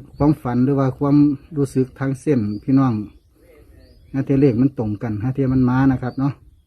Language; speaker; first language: Thai; native; Thai